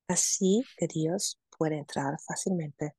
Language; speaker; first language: Spanish; non-native, fluent; German